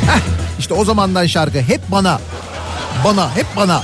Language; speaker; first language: Turkish; native; Turkish